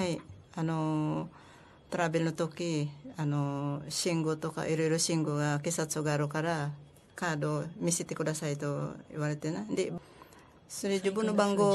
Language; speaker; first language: Japanese; non-native, learner; Filipino